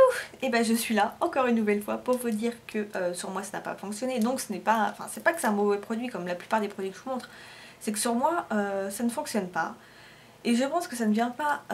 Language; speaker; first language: French; native; French